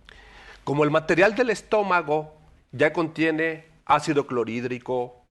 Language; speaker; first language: Spanish; native; Spanish